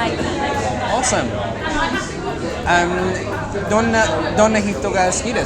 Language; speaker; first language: Japanese; non-native, learner; English